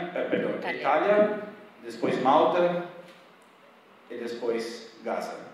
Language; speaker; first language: Spanish; non-native, fluent; Portuguese